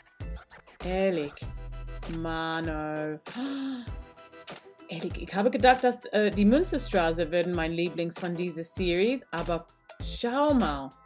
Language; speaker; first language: German; non-native, learner; English